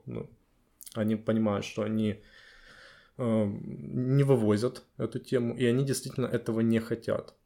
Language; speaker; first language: Russian; native; Russian